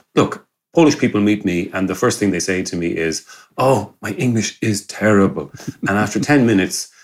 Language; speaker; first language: English; native; English